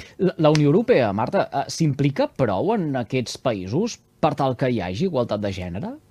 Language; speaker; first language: Catalan; native; Catalan